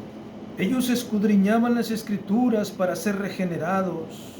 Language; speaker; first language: Spanish; native; Spanish